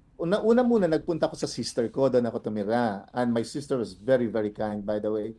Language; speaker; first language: Filipino; non-native, local second language; Waray